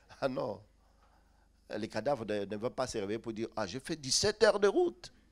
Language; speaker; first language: French; non-native, local second language; Lingala